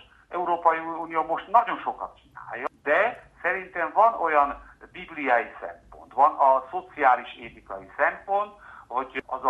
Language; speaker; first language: Hungarian; non-native, fluent; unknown